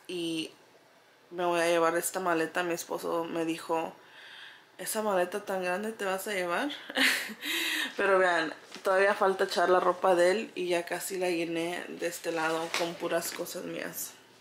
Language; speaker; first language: Spanish; early bilingual, heritage; Spanish